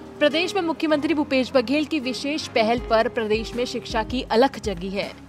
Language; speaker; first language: Hindi; native; Hindi